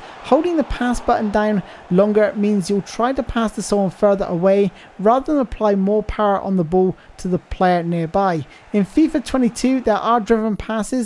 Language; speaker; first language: English; native; English